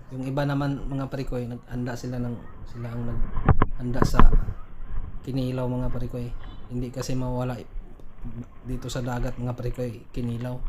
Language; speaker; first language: Filipino; non-native, local second language; Cebuano